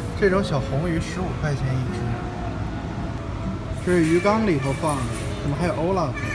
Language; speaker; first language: Chinese; native; Chinese